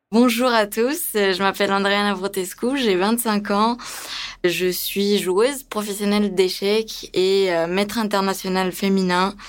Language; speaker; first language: French; early bilingual, other home language; Romanian